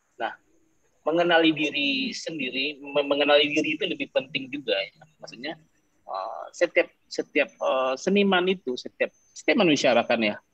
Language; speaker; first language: Indonesian; non-native, local second language; Minangkabau